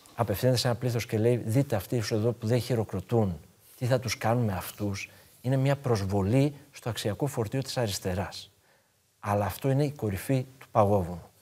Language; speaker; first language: Greek; native; Greek